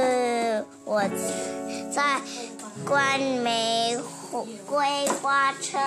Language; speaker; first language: Chinese; early bilingual, heritage; Chinese